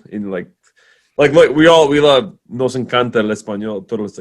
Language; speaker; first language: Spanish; non-native, fluent; English